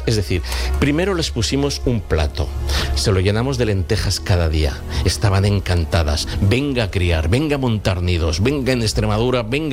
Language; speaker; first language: Spanish; native; Spanish